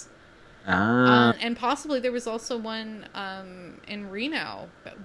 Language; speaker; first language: English; native; English